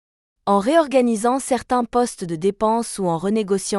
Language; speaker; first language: French; native; French